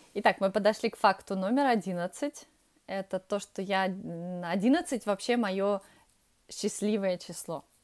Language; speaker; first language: Russian; early bilingual, heritage; Russian